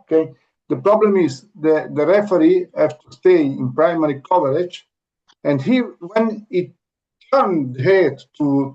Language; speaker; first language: English; non-native, learner; Italian